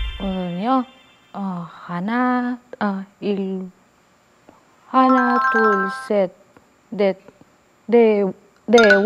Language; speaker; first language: Korean; non-native, learner; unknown